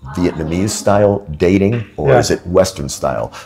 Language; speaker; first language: English; native; English